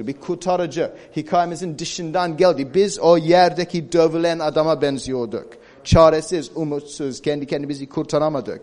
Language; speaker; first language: Turkish; non-native, fluent; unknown